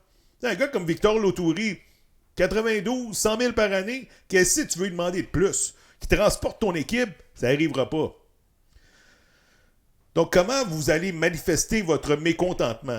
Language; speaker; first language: French; native; French